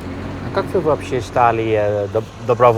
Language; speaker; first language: Russian; non-native, learner; Dutch